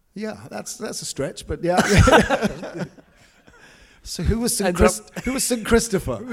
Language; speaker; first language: English; native; English